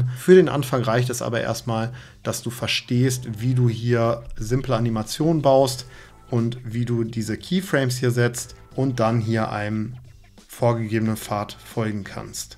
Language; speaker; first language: German; native; German